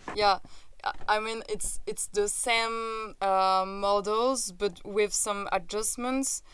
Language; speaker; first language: English; non-native, fluent; French